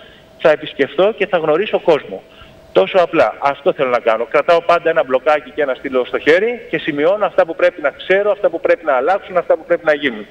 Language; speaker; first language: Greek; native; Greek